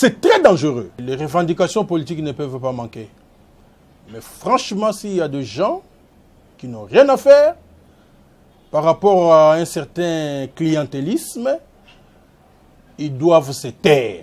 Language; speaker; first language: French; non-native, local second language; Lingala